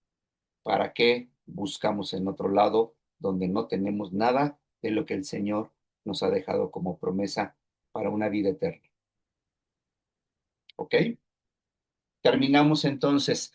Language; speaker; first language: Spanish; native; Spanish